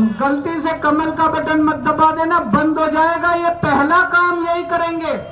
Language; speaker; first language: Hindi; native; Hindi